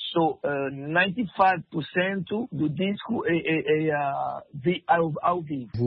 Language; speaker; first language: Portuguese; non-native, learner; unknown